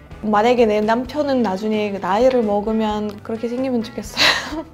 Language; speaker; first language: Korean; non-native, fluent; Russian